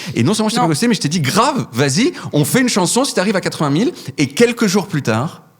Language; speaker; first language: French; native; French